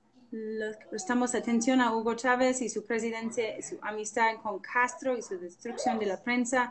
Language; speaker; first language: Spanish; non-native, fluent; English